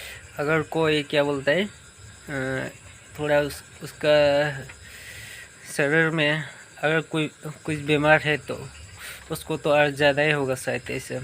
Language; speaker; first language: Hindi; non-native, local second language; Santali